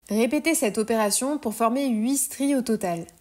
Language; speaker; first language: French; native; French